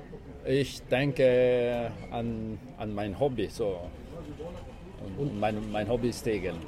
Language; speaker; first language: German; non-native, local second language; Italian